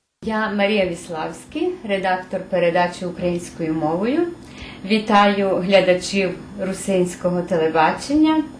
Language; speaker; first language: Ukrainian; early bilingual, heritage; Ukrainian